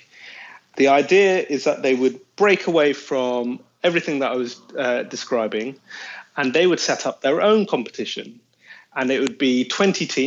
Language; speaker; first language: English; native; English